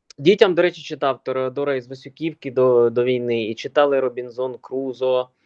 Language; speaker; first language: Ukrainian; native; Ukrainian